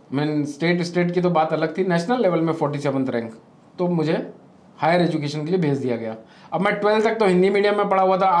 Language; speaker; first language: Hindi; native; Hindi